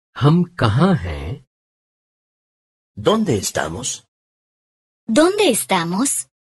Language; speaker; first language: Spanish; non-native, fluent; Hindi